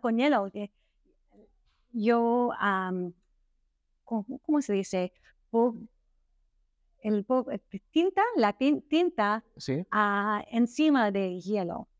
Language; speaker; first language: Spanish; non-native, learner; English